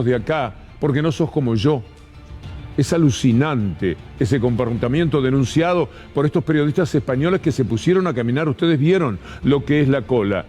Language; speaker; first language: Spanish; native; Spanish